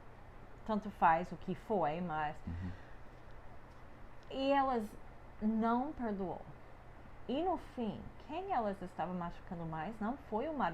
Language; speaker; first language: Portuguese; non-native, fluent; English